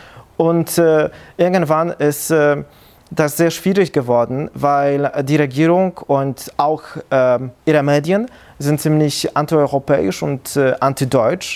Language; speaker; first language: German; non-native, fluent; Polish